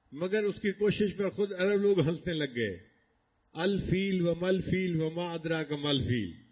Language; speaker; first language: Urdu; non-native, local second language; Punjabi